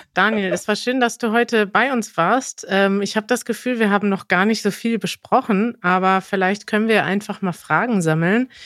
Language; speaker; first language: German; native; German